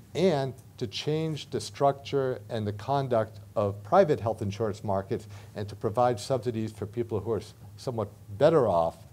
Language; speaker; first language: English; native; English